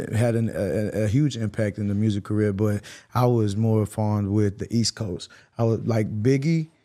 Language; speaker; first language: English; native; English